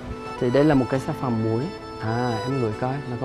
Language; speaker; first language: Vietnamese; native; Vietnamese